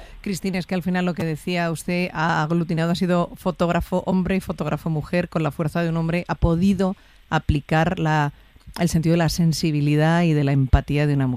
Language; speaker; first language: Spanish; native; Spanish